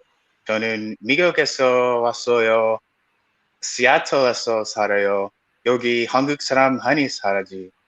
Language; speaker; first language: Korean; non-native, learner; English